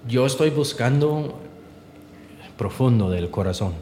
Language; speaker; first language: Spanish; non-native, learner; English